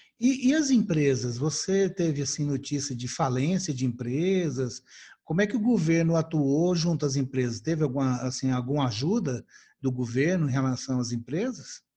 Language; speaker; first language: Portuguese; native; Portuguese